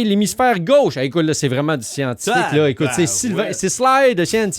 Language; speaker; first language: French; native; French